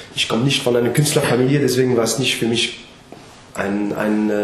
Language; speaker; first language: German; non-native, fluent; French